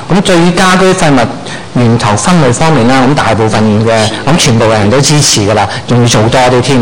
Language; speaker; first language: Cantonese; native; Cantonese